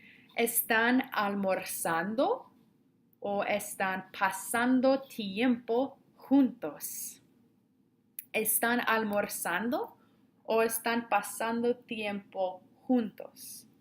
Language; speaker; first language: Spanish; non-native, fluent; English